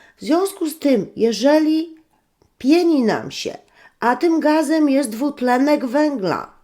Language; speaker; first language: Polish; native; Polish